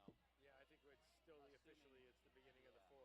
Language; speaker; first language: English; native; English